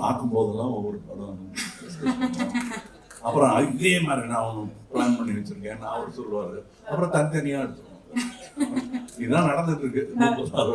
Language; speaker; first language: Tamil; native; Tamil